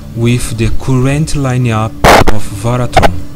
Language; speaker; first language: English; non-native, learner; Portuguese